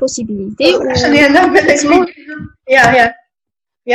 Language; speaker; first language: English; non-native, local second language; Arabic